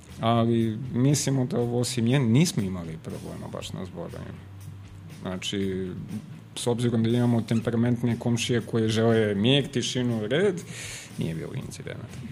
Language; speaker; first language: Serbian; native; Serbian